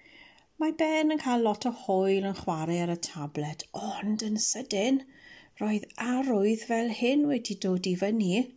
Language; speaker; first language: Welsh; non-native, local second language; English